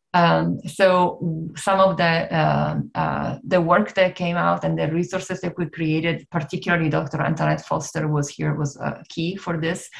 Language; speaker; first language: English; non-native, fluent; Italian